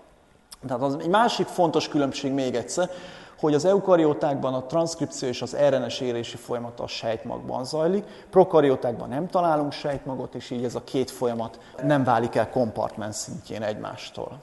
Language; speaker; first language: Hungarian; native; Hungarian